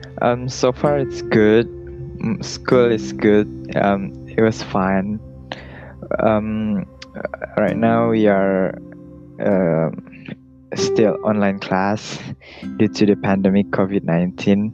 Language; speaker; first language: English; non-native, learner; Indonesian